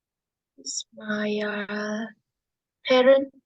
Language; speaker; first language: English; non-native, learner; Vietnamese